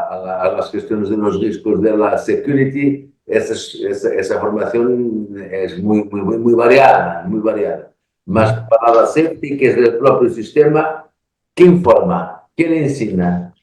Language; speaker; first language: Spanish; non-native, learner; Portuguese